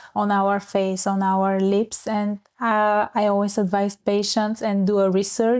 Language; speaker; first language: English; non-native, fluent; Bulgarian